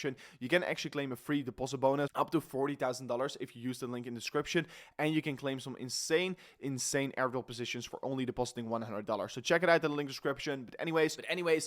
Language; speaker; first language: English; non-native, fluent; Dutch